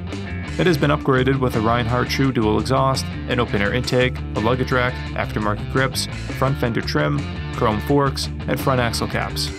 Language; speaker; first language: English; native; English